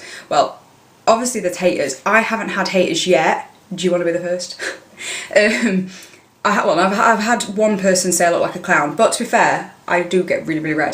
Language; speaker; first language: English; native; English